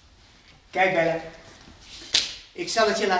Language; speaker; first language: Dutch; native; Dutch